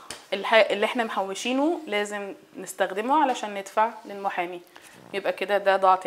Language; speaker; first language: German; non-native, learner; Arabic